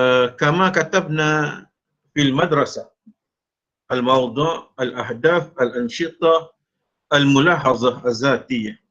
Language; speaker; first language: Arabic; non-native, fluent; Malay